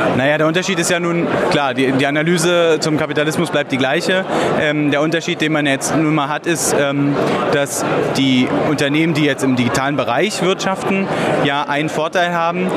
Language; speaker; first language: German; native; German